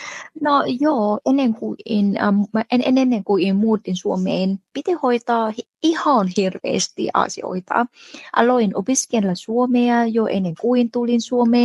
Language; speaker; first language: Finnish; non-native, fluent; Vietnamese